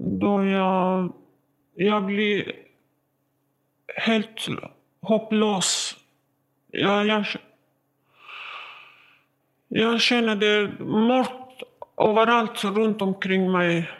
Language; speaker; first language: Swedish; non-native, learner; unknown